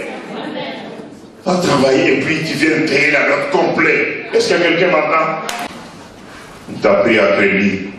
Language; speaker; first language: French; non-native, local second language; Lingala